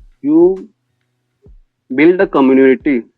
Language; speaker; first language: English; non-native, learner; Hindi